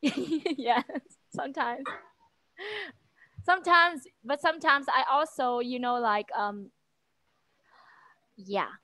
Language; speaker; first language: English; non-native, fluent; Vietnamese